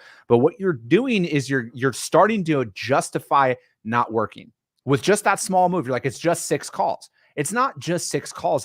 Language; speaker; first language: English; native; English